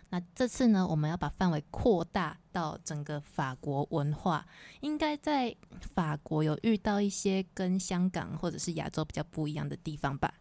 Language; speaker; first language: Chinese; native; Chinese